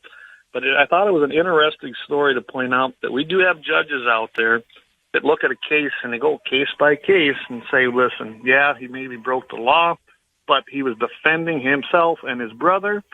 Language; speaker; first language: English; native; English